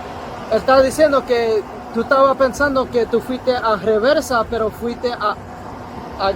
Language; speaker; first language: Spanish; early bilingual, heritage; Spanish